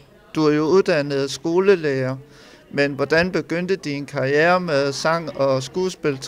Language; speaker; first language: Danish; native; Danish